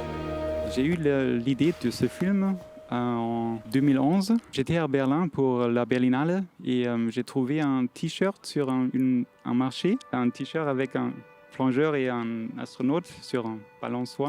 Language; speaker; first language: French; non-native, fluent; German